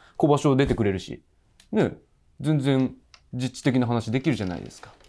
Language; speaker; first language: Japanese; native; Japanese